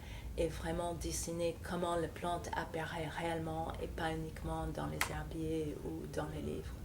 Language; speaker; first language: French; non-native, fluent; English